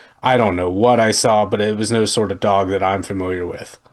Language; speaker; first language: English; native; English